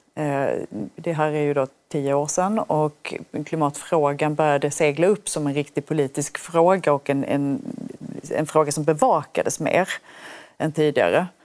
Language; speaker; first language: Swedish; native; Swedish